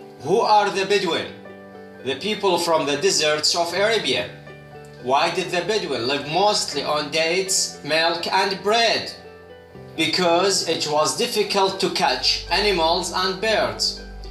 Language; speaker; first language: English; non-native, fluent; Arabic